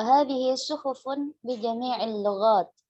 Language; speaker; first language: Arabic; non-native, learner; Indonesian